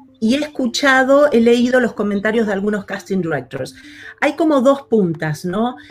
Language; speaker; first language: Spanish; native; Spanish